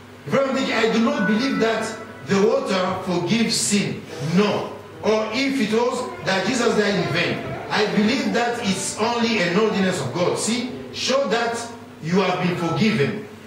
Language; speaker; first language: English; non-native, fluent; Lingala